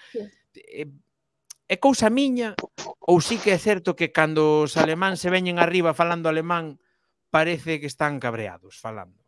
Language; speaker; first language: Galician; native; Galician